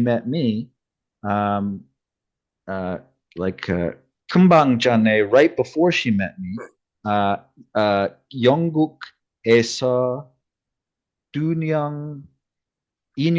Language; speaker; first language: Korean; non-native, learner; English